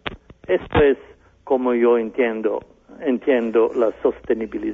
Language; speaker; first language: Spanish; non-native, fluent; German